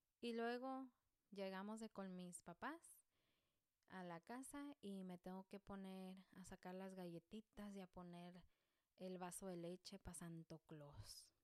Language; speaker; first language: Spanish; early bilingual, heritage; Spanish